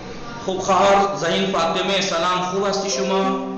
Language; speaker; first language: Persian; non-native, fluent; Urdu